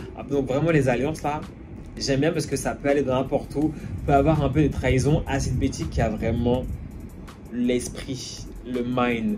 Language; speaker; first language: French; native; French